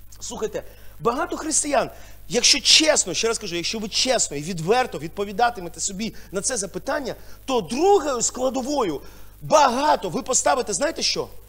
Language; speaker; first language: Ukrainian; non-native, local second language; Russian